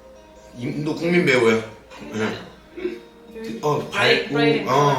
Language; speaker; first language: Korean; native; Korean